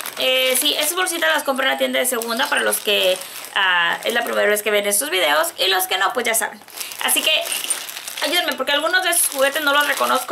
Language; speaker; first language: Spanish; native; Spanish